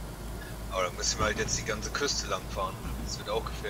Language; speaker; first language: German; native; German